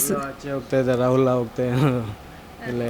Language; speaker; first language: Kannada; non-native, learner; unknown